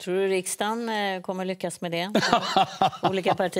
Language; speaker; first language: Swedish; native; Swedish